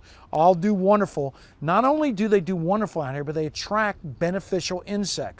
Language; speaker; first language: English; native; English